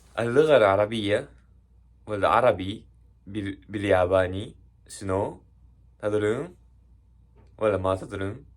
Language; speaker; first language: Arabic; non-native, learner; Japanese